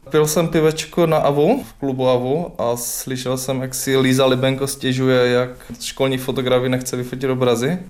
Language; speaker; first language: Czech; native; Czech